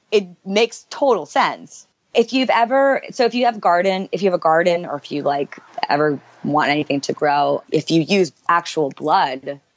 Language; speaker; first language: English; native; English